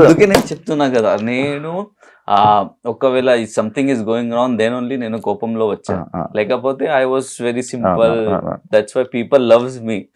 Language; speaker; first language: Telugu; non-native, learner; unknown